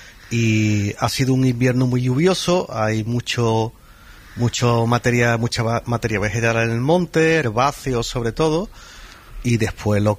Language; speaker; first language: Spanish; native; Spanish